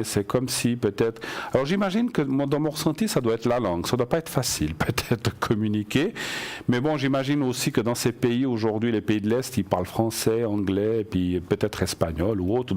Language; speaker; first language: French; native; French